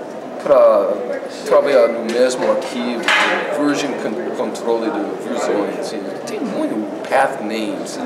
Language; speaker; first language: Portuguese; non-native, fluent; English